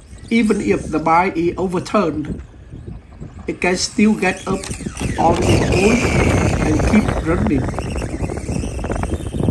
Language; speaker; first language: English; non-native, learner; Vietnamese